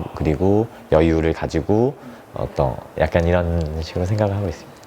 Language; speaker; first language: Korean; native; Korean